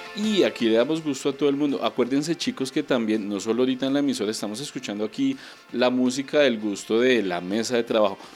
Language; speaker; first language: Spanish; native; Spanish